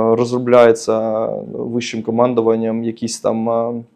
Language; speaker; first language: Ukrainian; native; Ukrainian